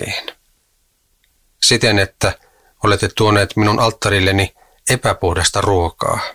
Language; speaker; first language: Finnish; native; Finnish